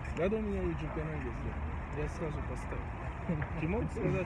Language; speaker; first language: Russian; non-native, learner; Lingala